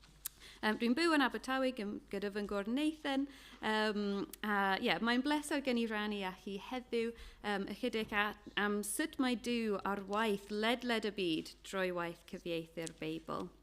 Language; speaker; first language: Welsh; non-native, fluent; English